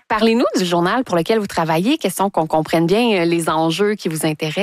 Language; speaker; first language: French; native; French